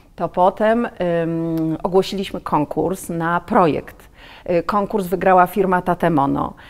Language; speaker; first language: Polish; native; Polish